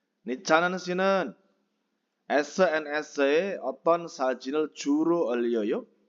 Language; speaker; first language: Korean; non-native, fluent; Indonesian